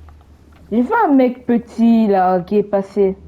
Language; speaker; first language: French; native; French